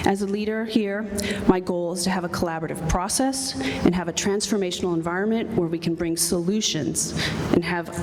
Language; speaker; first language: English; native; English